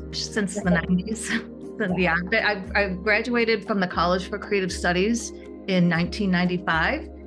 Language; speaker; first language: English; native; English